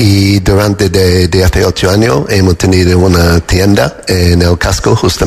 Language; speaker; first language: Spanish; non-native, fluent; English